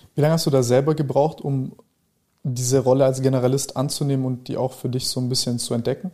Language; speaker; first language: German; early bilingual, other home language; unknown